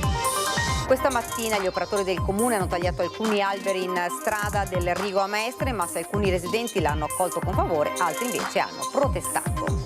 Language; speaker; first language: Italian; native; Italian